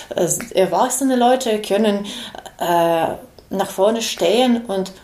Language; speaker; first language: German; non-native, fluent; Ukrainian